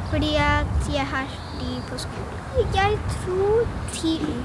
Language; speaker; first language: Norwegian; early bilingual, heritage; Norwegian